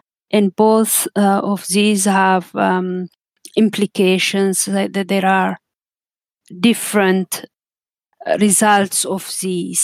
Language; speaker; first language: English; non-native, fluent; Amharic